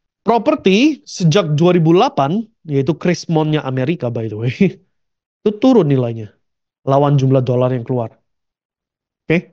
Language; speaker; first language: Indonesian; early bilingual, heritage; Indonesian